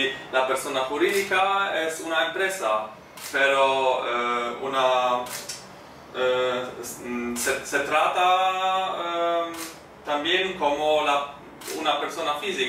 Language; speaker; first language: Spanish; non-native, learner; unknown